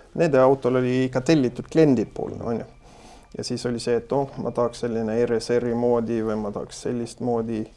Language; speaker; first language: Estonian; non-native, fluent; Swedish